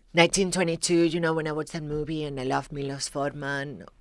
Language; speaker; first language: English; non-native, fluent; Spanish